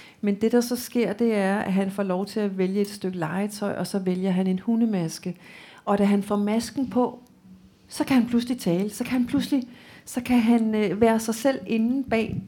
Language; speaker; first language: Danish; native; Danish